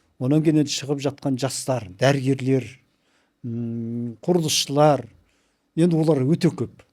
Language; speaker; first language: Kazakh; early bilingual, heritage; Kazakh